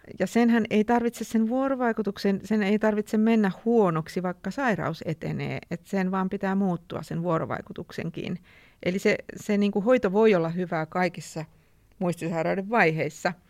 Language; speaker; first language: Finnish; native; Finnish